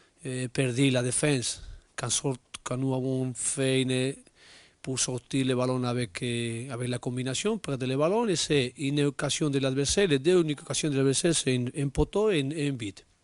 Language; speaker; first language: French; non-native, learner; Spanish